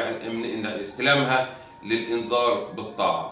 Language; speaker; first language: Arabic; native; Arabic